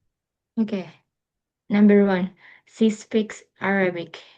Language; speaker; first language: English; non-native, local second language; Indonesian